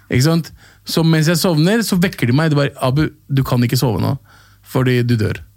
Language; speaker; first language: Norwegian; early bilingual, other home language; Somali